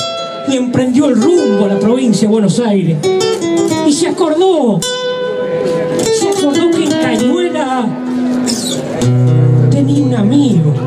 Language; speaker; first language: Spanish; native; Spanish